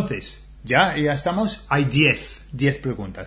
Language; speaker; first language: Spanish; non-native, learner; English